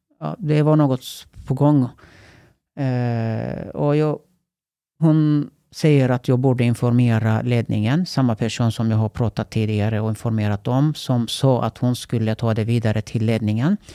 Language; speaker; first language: Swedish; early bilingual, other home language; Turkish